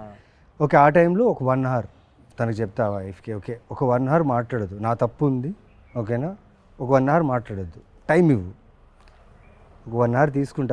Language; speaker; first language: Telugu; native; Telugu